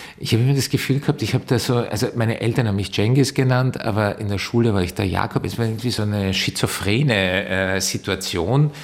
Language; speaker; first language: German; early bilingual, other home language; Turkish